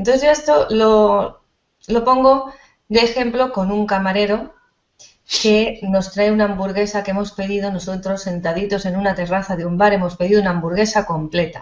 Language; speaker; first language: Spanish; native; Spanish